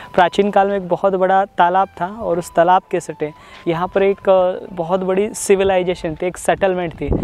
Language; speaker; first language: Hindi; non-native, local second language; Marathi